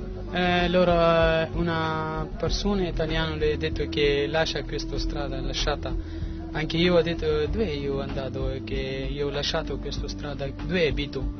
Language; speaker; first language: Italian; non-native, learner; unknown